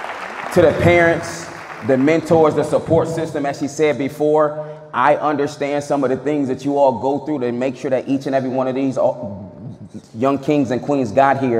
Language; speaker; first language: English; native; English